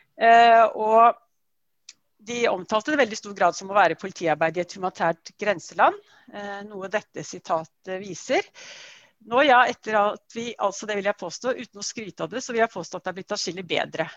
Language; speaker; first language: Norwegian; native; Norwegian